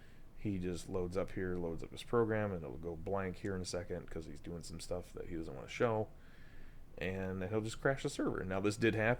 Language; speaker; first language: English; native; English